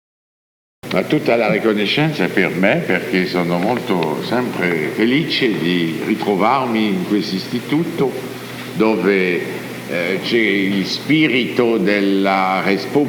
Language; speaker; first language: Italian; non-native, fluent; French